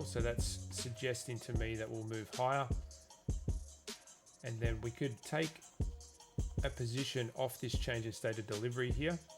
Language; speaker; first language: English; native; English